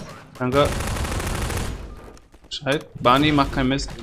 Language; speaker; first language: German; native; German